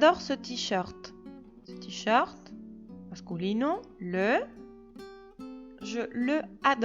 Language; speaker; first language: French; non-native, fluent; Spanish